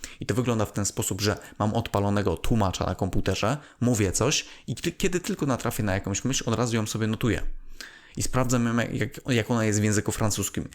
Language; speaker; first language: Polish; native; Polish